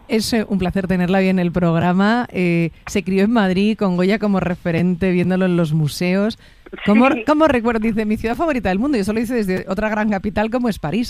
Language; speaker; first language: Spanish; native; Spanish